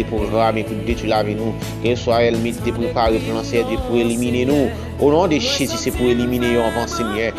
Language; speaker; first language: French; non-native, local second language; Haitian Creole